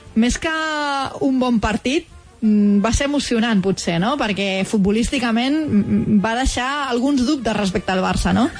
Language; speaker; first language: Catalan; native; Catalan